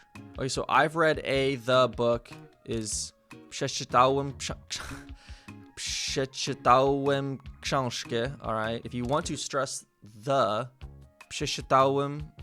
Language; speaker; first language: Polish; non-native, learner; English